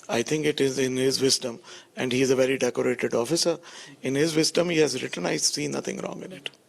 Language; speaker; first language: English; non-native, local second language; Punjabi